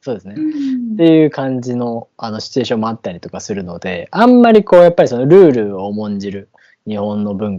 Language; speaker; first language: Japanese; native; Japanese